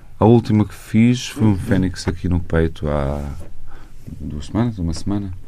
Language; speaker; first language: Portuguese; non-native, fluent; Bosnian